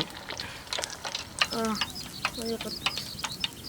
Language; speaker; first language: Japanese; native; Japanese